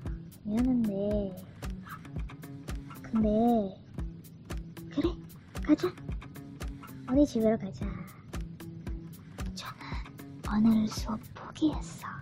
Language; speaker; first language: Korean; non-native, learner; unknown